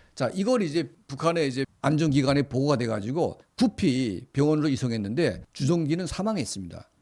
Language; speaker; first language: Korean; native; Korean